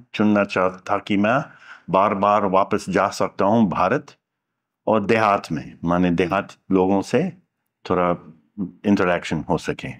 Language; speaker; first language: Hindi; non-native, fluent; English